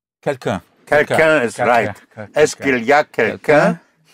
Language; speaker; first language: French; non-native, fluent; English